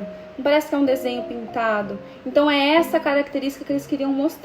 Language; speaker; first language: Portuguese; native; Portuguese